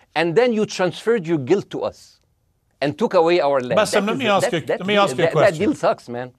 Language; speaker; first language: English; non-native, fluent; Arabic